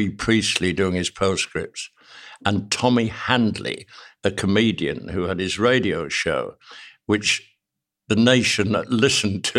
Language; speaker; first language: English; native; English